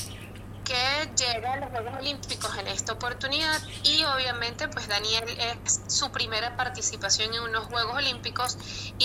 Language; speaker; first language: Spanish; native; Spanish